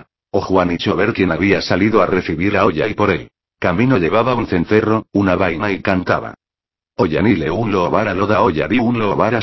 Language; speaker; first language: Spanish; native; Spanish